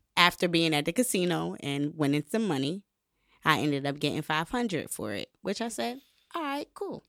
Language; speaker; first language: English; native; English